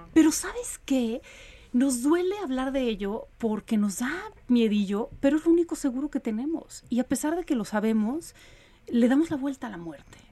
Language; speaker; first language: Spanish; early bilingual, other home language; Polish